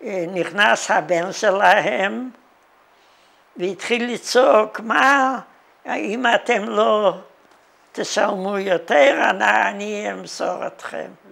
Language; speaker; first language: Hebrew; non-native, fluent; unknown